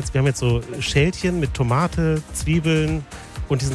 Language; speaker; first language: German; native; German